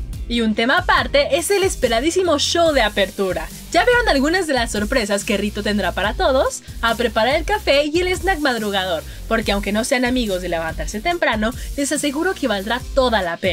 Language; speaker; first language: Spanish; native; Spanish